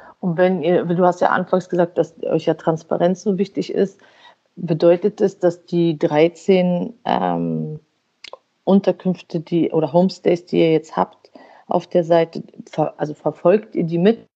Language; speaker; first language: German; native; German